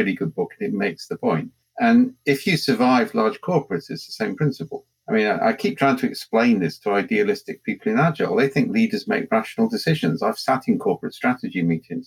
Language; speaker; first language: English; native; English